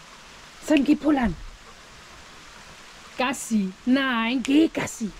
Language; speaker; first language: German; native; German